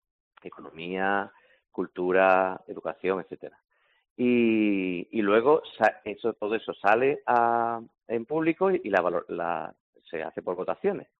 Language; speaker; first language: Spanish; native; Spanish